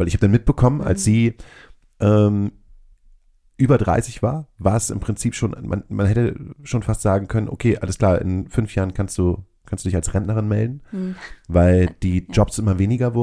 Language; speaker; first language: German; native; German